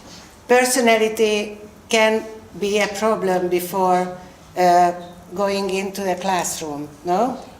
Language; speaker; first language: English; non-native, fluent; Hungarian